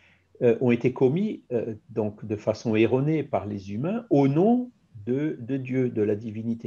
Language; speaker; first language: French; native; French